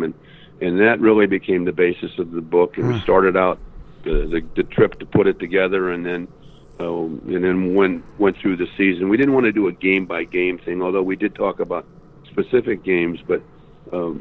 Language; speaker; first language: English; native; English